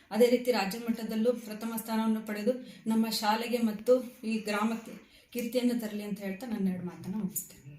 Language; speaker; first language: Kannada; native; Kannada